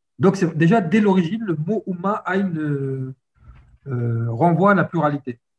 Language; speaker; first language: French; early bilingual, other home language; Arabic